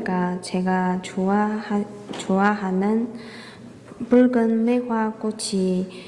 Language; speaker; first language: Korean; non-native, fluent; Chinese